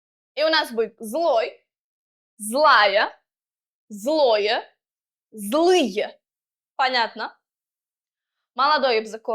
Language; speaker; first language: Russian; non-native, local second language; Uzbek